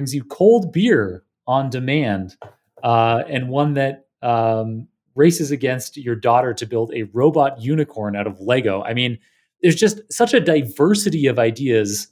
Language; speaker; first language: English; native; English